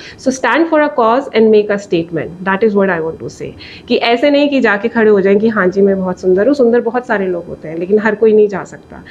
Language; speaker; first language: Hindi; native; Hindi